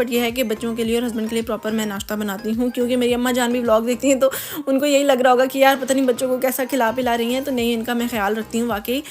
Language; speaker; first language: Urdu; native; Urdu